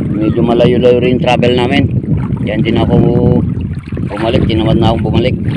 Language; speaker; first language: Filipino; non-native, local second language; Iloko